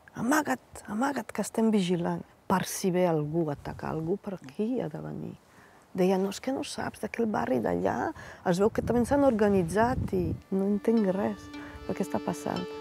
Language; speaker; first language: Catalan; non-native, fluent; Bosnian